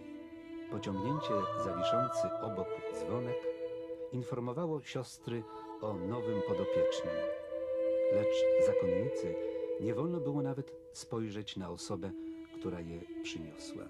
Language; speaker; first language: Polish; native; Polish